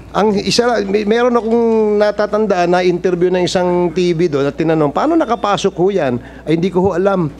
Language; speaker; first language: Filipino; non-native, local second language; Surigaonon